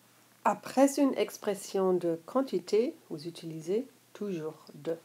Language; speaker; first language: French; non-native, fluent; English